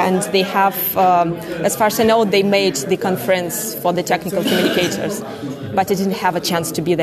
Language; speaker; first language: English; non-native, fluent; Russian